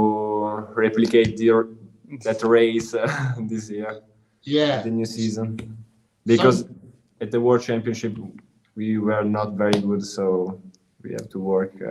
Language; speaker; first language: English; non-native, learner; Italian